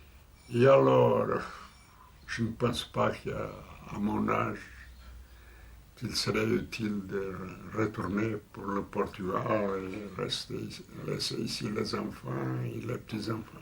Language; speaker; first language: French; non-native, fluent; Portuguese